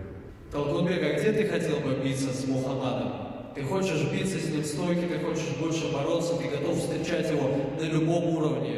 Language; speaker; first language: Russian; native; Russian